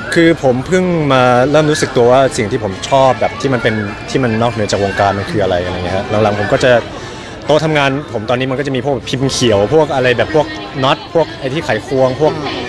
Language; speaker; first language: Thai; native; Thai